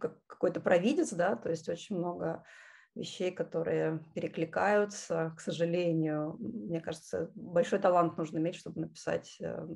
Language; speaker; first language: Russian; native; Russian